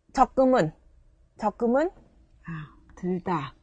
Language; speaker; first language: Korean; non-native, fluent; Vietnamese